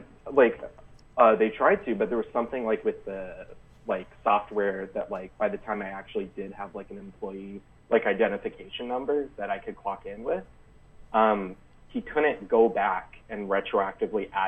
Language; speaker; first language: English; native; English